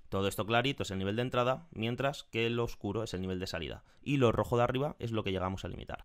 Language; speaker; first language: Spanish; native; Spanish